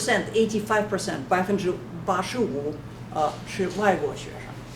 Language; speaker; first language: Chinese; non-native, fluent; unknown